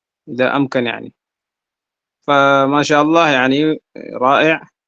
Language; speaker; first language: Arabic; non-native, fluent; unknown